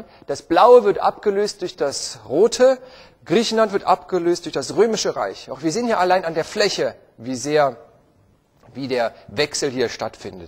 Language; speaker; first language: German; native; German